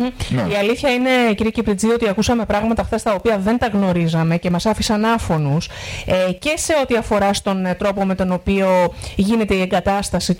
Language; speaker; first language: Greek; native; Greek